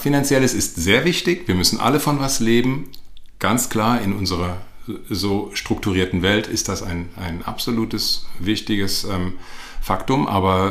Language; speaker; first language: German; native; German